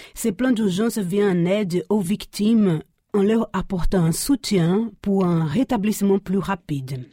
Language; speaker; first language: French; non-native, fluent; Portuguese